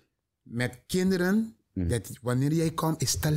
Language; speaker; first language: Dutch; non-native, learner; Papiamento